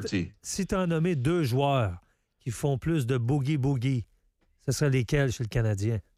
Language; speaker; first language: French; native; French